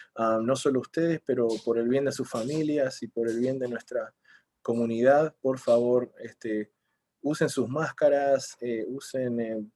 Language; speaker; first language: Spanish; early bilingual, other home language; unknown